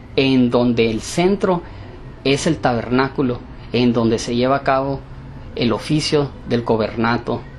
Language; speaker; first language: Spanish; early bilingual, heritage; Spanish